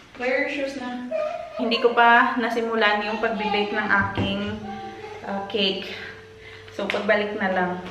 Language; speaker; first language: Filipino; non-native, local second language; Hiligaynon